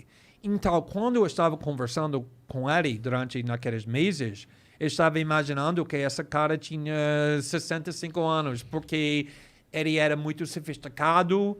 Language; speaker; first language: Portuguese; non-native, fluent; English